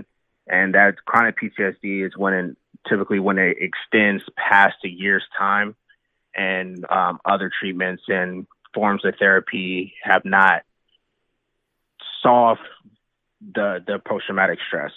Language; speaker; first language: English; native; English